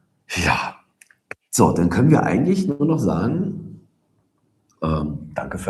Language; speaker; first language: German; native; German